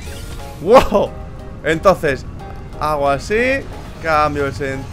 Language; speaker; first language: Spanish; native; Spanish